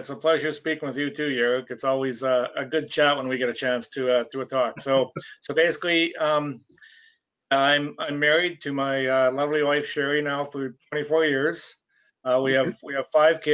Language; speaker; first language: English; native; English